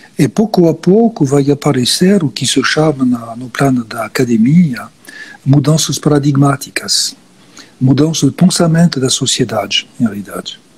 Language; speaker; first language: Portuguese; non-native, fluent; French